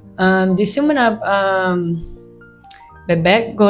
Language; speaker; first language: Indonesian; non-native, learner; English